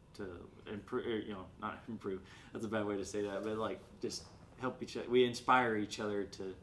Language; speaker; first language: English; native; English